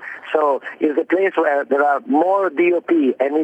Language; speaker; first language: English; non-native, fluent; Italian